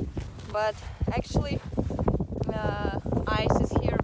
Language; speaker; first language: English; non-native, learner; Russian